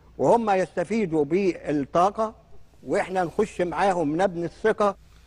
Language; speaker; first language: Arabic; native; Arabic